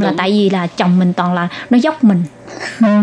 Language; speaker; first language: Vietnamese; native; Vietnamese